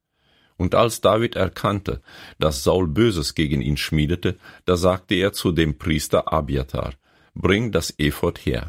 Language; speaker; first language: German; native; German